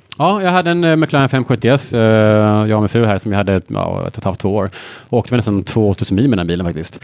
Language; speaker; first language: Swedish; early bilingual, heritage; English